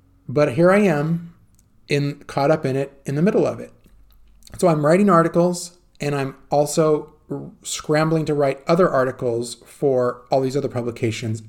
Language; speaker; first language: English; native; English